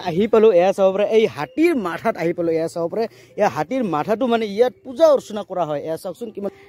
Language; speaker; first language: Assamese; non-native, local second language; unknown